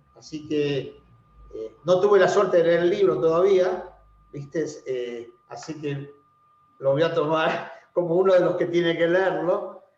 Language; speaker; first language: Spanish; native; Spanish